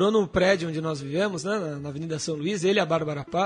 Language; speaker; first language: Portuguese; native; Portuguese